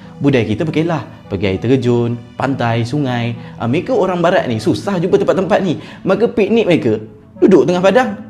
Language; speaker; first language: Malay; native; Malay